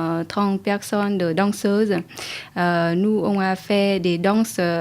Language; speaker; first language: French; non-native, learner; Vietnamese